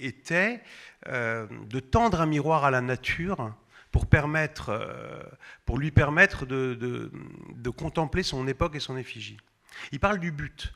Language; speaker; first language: French; native; French